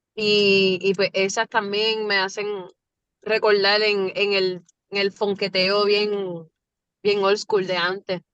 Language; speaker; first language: Spanish; native; Spanish